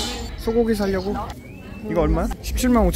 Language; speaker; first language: Korean; native; Korean